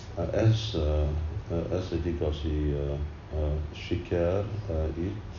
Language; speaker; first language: Hungarian; early bilingual, heritage; Hungarian